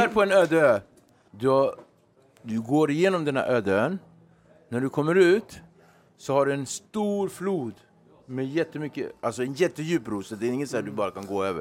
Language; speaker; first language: Swedish; native; Swedish